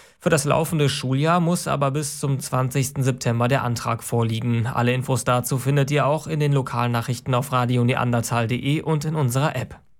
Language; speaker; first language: German; native; German